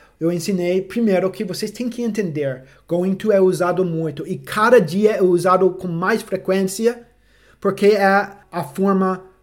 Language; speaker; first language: Portuguese; non-native, fluent; English